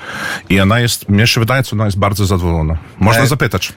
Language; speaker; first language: Polish; early bilingual, heritage; English